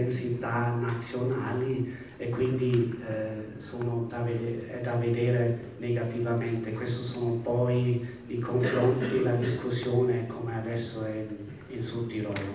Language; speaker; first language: Italian; non-native, fluent; German